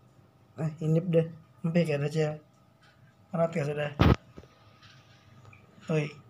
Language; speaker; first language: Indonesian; non-native, local second language; Banjar